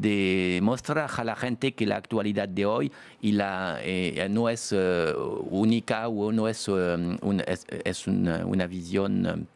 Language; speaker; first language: Spanish; non-native, fluent; French